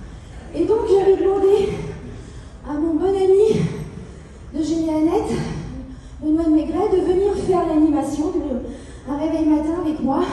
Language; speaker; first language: French; native; French